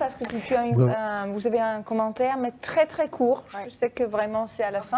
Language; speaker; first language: French; non-native, fluent; Danish